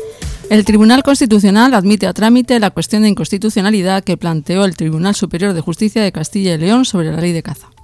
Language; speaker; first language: Spanish; native; Spanish